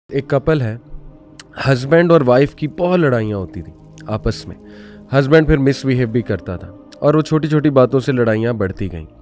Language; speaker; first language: Urdu; native; Urdu